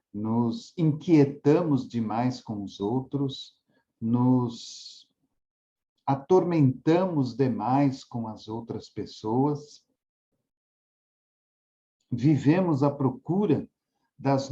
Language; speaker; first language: Portuguese; native; Portuguese